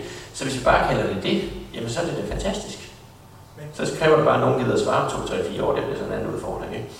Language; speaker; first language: Danish; native; Danish